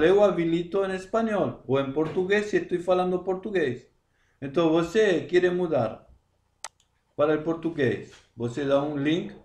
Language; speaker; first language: Portuguese; non-native, learner; Spanish